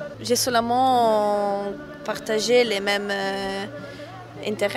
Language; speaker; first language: French; non-native, learner; Italian